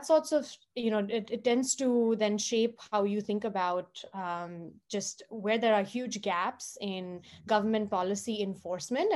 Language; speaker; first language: English; non-native, local second language; Hindi